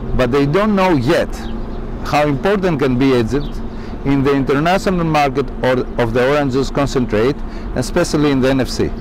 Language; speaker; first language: English; non-native, learner; Greek